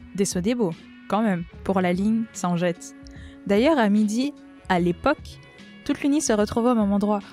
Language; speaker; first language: French; native; French